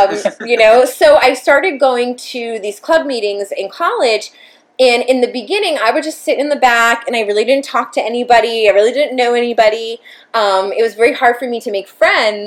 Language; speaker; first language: English; native; English